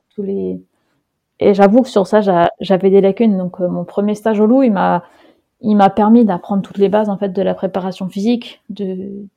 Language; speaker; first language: French; early bilingual, heritage; Dutch